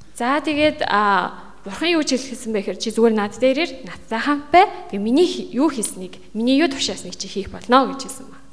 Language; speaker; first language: Mongolian; native; Mongolian